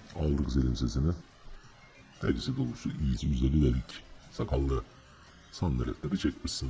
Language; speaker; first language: Turkish; native; Turkish